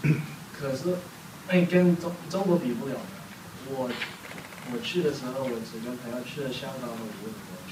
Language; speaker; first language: Chinese; non-native, learner; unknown